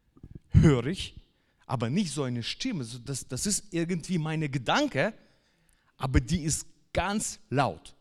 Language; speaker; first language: German; non-native, fluent; Russian